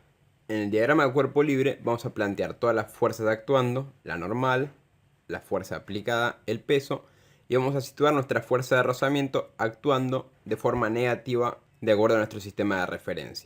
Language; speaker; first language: Spanish; native; Spanish